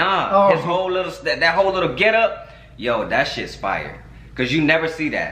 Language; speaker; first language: English; native; English